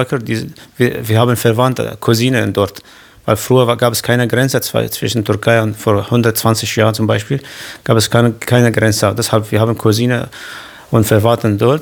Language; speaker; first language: German; non-native, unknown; Kurdish